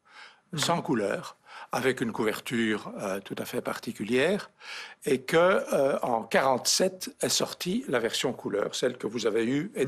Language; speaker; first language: French; native; French